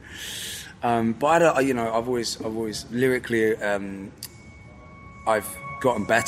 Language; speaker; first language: English; native; English